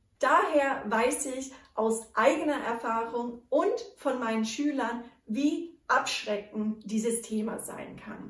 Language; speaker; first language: German; non-native, fluent; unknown